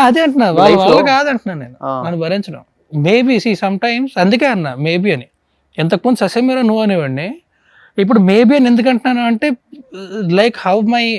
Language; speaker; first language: Telugu; native; Telugu